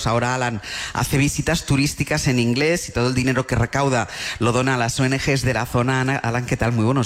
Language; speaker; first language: Spanish; native; Spanish